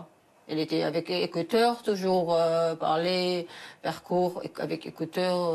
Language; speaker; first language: French; non-native, learner; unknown